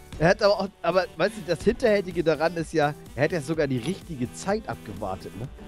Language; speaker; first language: German; native; German